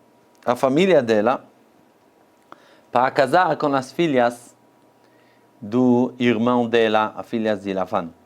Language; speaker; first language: Portuguese; non-native, fluent; Hebrew